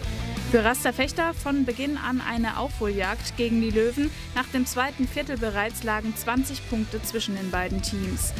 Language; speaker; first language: German; native; German